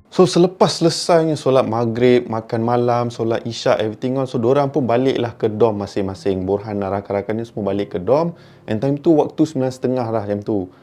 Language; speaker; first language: Malay; native; Malay